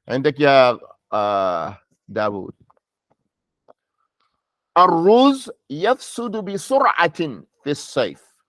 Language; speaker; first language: Arabic; non-native, fluent; English